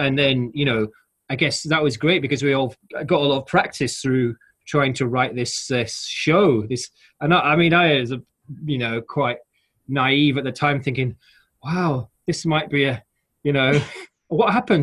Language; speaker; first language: English; native; English